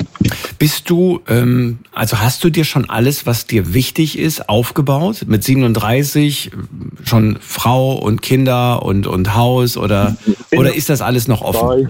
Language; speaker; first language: German; native; German